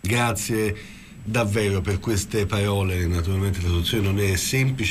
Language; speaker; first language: Italian; native; Italian